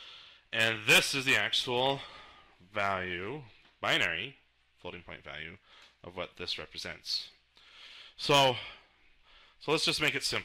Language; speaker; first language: English; native; English